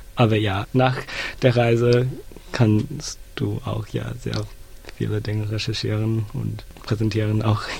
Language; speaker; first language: German; non-native, fluent; Chinese